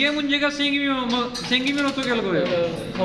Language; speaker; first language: Korean; non-native, fluent; Punjabi